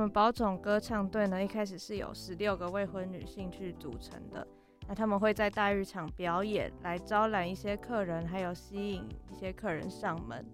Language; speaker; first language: Chinese; native; Chinese